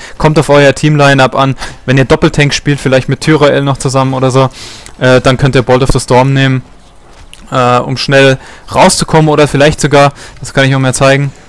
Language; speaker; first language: German; native; German